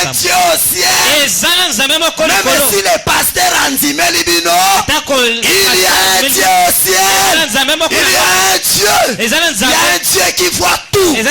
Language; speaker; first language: Haitian Creole; non-native, local second language; Lingala